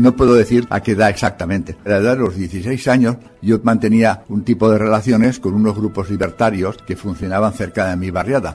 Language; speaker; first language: Spanish; native; Spanish